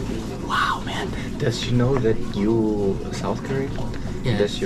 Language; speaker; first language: English; non-native, fluent; Russian